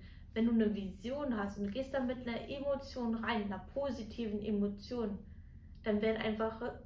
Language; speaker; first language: German; native; German